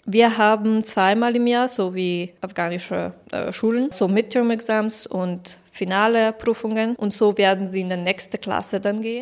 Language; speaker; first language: German; non-native, fluent; Persian